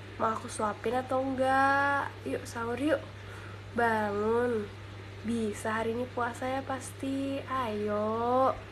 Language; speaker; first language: Indonesian; native; Indonesian